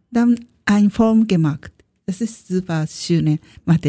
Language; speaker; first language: German; non-native, learner; Japanese